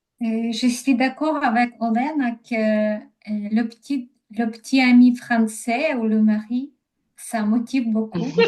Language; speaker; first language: French; non-native, learner; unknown